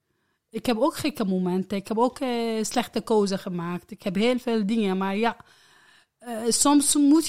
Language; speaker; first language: Dutch; non-native, learner; Arabic